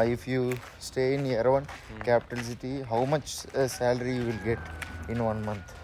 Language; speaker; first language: English; non-native, local second language; Telugu